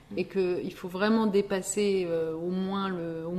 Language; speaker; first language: French; early bilingual, other home language; Riffian